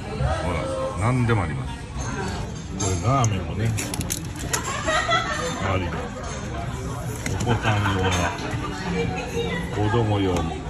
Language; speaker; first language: Japanese; native; Japanese